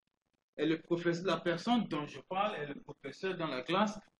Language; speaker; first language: French; non-native, fluent; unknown